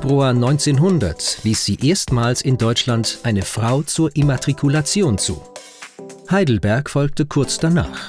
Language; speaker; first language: German; native; German